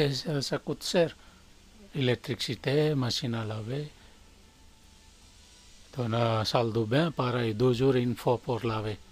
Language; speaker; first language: French; non-native, learner; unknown